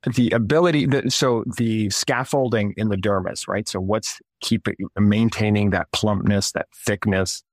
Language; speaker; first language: English; early bilingual, other home language; Russian